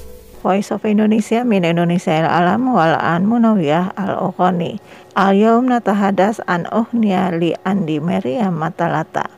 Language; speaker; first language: Arabic; non-native, fluent; Indonesian